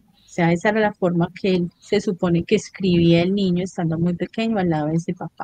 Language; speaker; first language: Spanish; native; Spanish